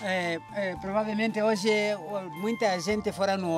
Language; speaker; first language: Portuguese; native; Portuguese